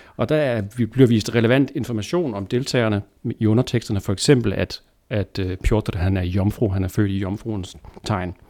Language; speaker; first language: Danish; native; Danish